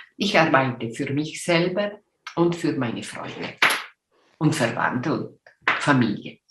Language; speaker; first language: German; non-native, local second language; Italian